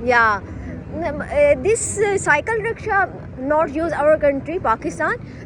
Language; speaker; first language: English; non-native, learner; Urdu